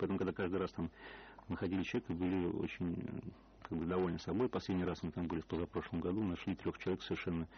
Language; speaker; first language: Russian; native; Russian